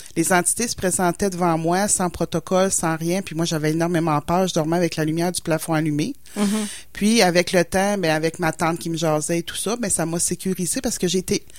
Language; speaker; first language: French; native; French